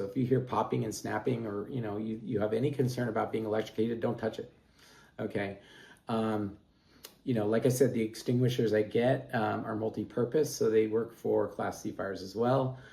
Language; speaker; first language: English; native; English